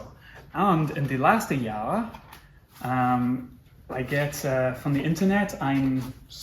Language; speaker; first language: German; non-native, learner; English